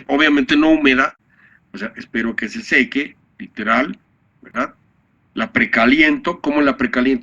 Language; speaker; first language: Spanish; native; Spanish